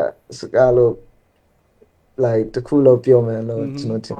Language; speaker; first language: Burmese; early bilingual, heritage; Burmese